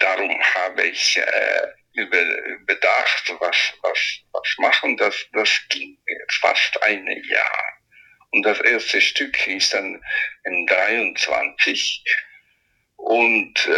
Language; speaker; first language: German; non-native, fluent; Italian